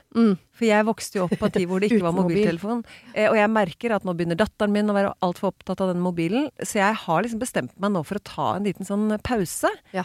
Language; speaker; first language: Norwegian; native; Norwegian